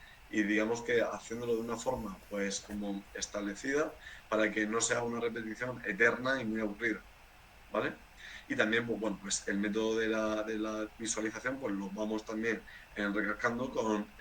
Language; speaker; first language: Spanish; native; Spanish